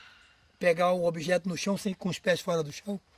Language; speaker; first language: Portuguese; native; Portuguese